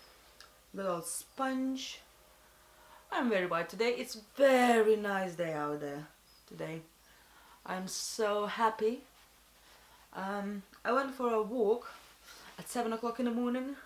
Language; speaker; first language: English; non-native, fluent; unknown